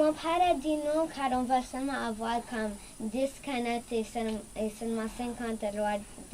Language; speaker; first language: French; non-native, local second language; English